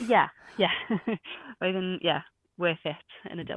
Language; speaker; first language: Welsh; non-native, local second language; English